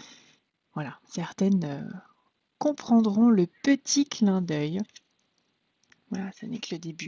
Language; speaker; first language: French; native; French